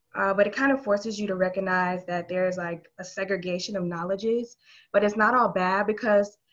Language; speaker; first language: English; native; English